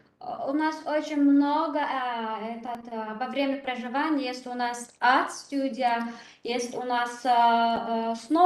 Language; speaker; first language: Russian; non-native, learner; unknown